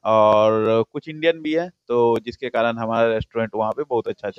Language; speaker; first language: Hindi; native; Hindi